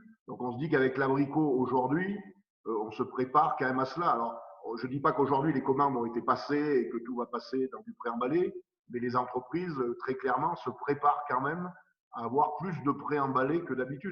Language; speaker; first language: French; native; French